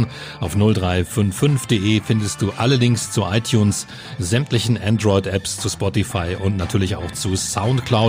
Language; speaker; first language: German; native; German